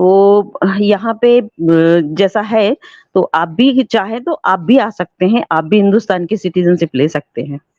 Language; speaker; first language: Hindi; native; Hindi